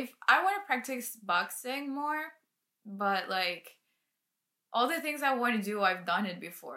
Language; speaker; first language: English; non-native, fluent; Spanish